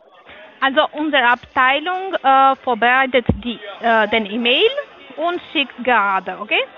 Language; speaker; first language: German; non-native, learner; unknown